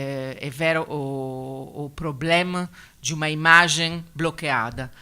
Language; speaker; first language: Portuguese; non-native, learner; Italian